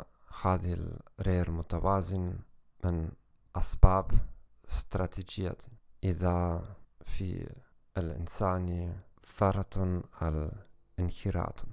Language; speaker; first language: Arabic; non-native, learner; German